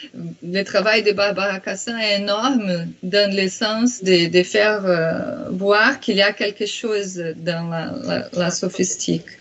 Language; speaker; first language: French; non-native, fluent; Portuguese